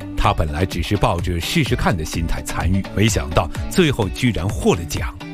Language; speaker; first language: Chinese; native; Chinese